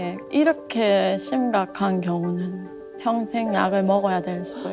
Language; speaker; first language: Korean; native; Korean